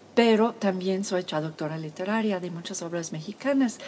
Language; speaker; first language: Spanish; non-native, fluent; English